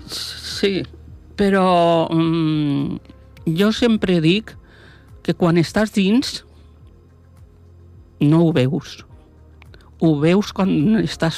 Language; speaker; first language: Catalan; non-native, local second language; Spanish